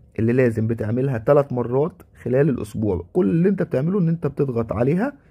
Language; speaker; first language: Arabic; native; Arabic